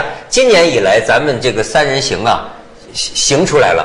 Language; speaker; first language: Chinese; native; Chinese